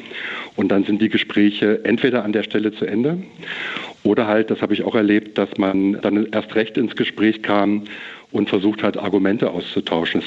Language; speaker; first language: German; native; German